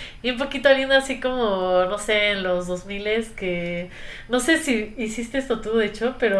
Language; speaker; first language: Spanish; native; Spanish